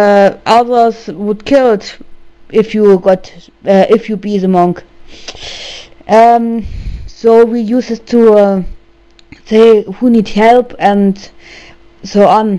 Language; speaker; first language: English; non-native, learner; German